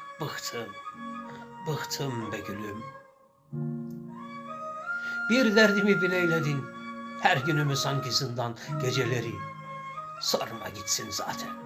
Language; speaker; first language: Turkish; native; Turkish